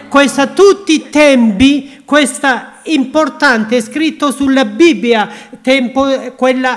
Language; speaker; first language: Italian; non-native, learner; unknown